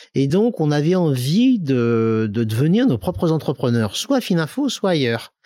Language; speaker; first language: French; native; French